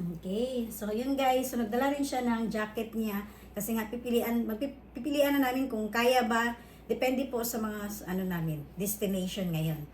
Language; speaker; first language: Filipino; non-native, local second language; Cebuano